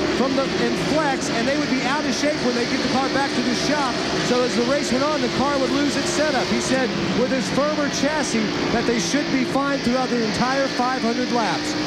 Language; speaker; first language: English; native; English